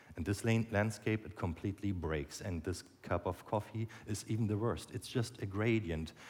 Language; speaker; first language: English; non-native, fluent; German